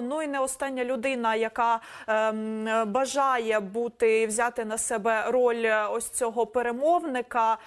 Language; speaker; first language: Ukrainian; native; Ukrainian